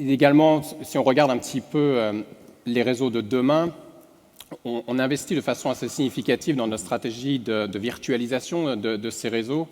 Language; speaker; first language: French; native; French